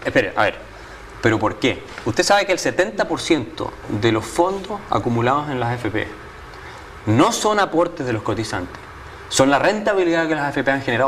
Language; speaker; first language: Spanish; native; Spanish